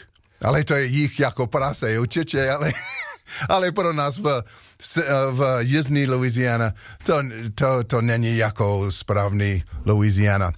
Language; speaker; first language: Czech; non-native, learner; English